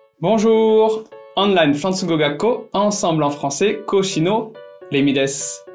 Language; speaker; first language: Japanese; non-native, fluent; French